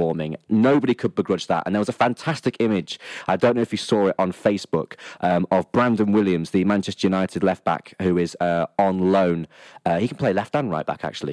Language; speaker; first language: English; native; English